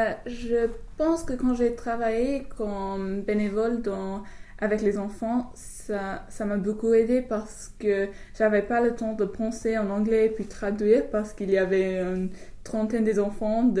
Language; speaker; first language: French; non-native, fluent; English